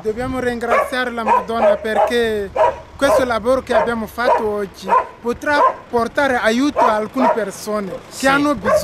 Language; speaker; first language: Italian; non-native, fluent; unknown